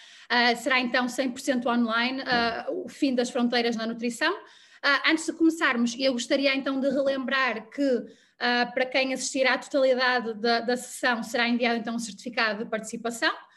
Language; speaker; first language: Portuguese; native; Portuguese